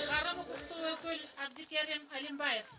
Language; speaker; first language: Kyrgyz; native; Kyrgyz